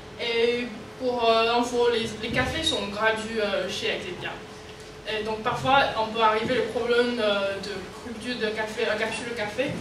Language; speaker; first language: French; non-native, fluent; Chinese